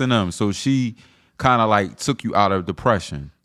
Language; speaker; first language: English; native; English